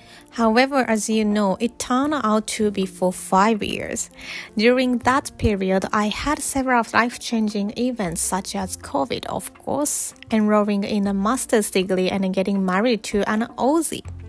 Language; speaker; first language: English; non-native, fluent; Japanese